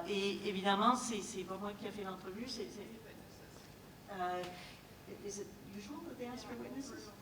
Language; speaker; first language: French; native; French